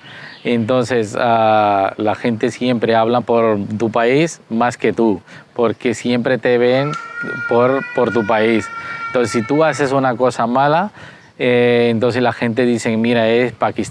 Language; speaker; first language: Spanish; non-native, fluent; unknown